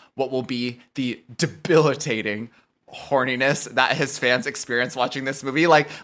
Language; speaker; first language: English; native; English